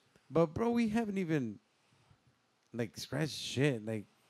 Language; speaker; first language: English; early bilingual, other home language; Spanish